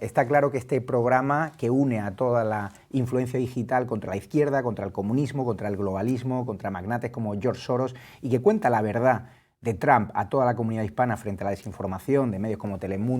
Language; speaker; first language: Spanish; native; Spanish